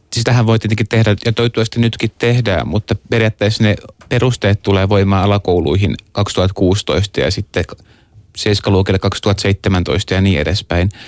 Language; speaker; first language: Finnish; early bilingual, other home language; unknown